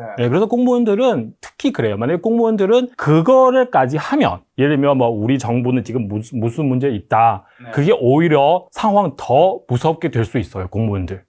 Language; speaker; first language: Korean; non-native, fluent; Chinese